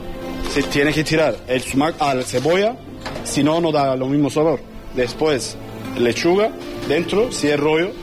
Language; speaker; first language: Spanish; non-native, learner; Turkish